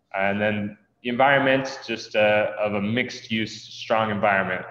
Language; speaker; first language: English; native; English